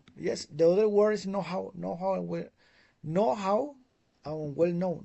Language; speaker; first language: English; non-native, fluent; Spanish